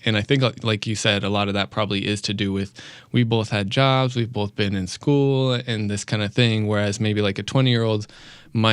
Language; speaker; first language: English; native; English